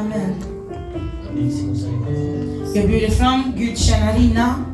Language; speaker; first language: Swedish; non-native, learner; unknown